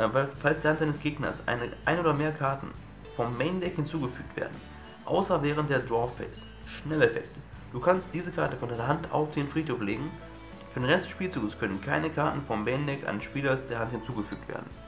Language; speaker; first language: German; native; German